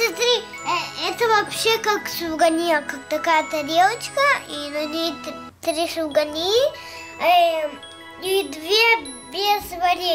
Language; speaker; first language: Russian; early bilingual, heritage; Russian